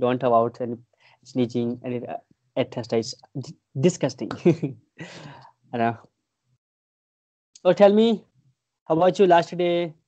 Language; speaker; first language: English; non-native, fluent; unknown